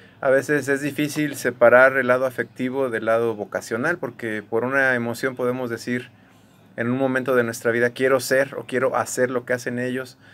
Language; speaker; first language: Spanish; native; Spanish